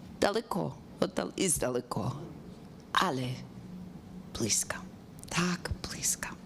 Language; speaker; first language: Ukrainian; non-native, learner; English